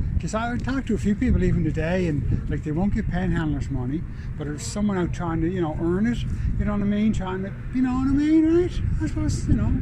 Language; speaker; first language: English; native; English